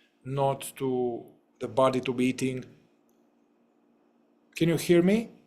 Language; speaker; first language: English; non-native, fluent; Romanian